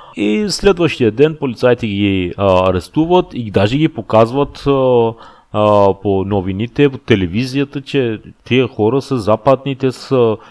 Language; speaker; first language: Bulgarian; non-native, fluent; Persian